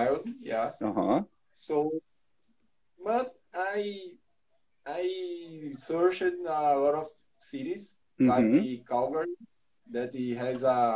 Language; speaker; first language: English; non-native, learner; Portuguese